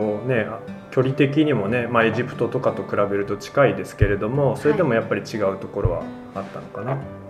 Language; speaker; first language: Japanese; native; Japanese